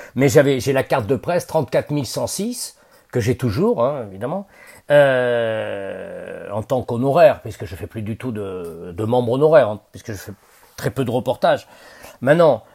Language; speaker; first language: French; native; French